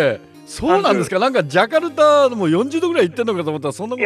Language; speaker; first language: Japanese; native; Japanese